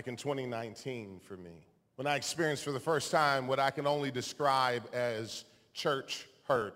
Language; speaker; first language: English; native; English